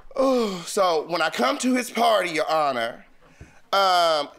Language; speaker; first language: English; native; English